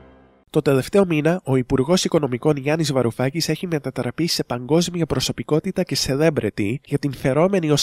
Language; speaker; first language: Greek; native; Greek